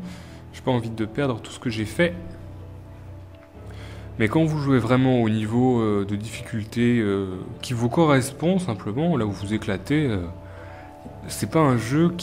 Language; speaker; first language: French; native; French